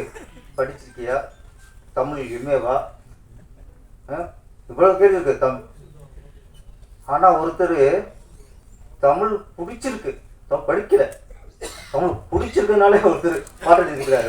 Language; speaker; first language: Tamil; native; Tamil